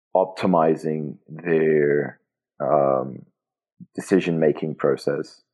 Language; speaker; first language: English; non-native, fluent; Portuguese